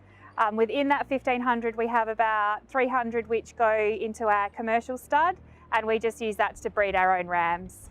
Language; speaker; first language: English; native; English